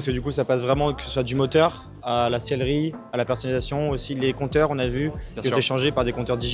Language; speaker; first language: French; native; French